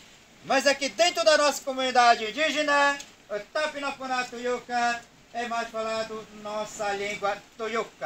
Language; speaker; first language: Portuguese; non-native, local second language; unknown